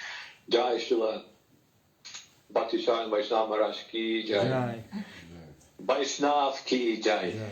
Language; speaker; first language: Russian; native; Russian